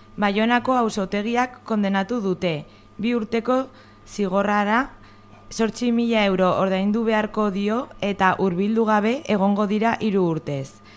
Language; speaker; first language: Basque; non-native, local second language; Spanish